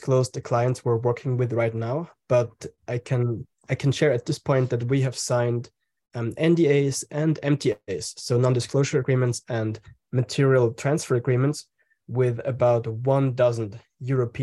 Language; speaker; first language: English; non-native, fluent; German